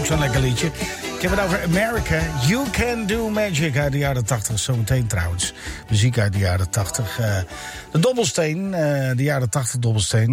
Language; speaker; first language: Dutch; native; Dutch